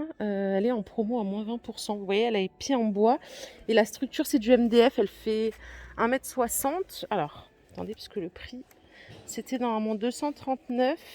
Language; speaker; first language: French; native; French